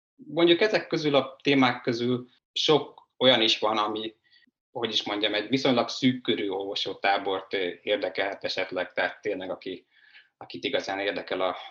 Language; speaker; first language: Hungarian; native; Hungarian